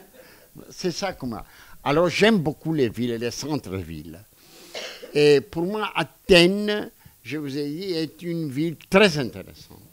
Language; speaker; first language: French; non-native, fluent; Greek